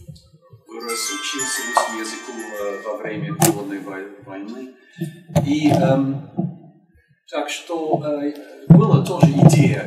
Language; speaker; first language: Russian; non-native, fluent; English